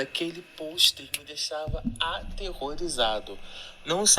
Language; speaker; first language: Portuguese; native; Portuguese